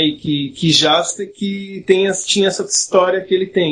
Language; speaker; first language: Portuguese; native; Portuguese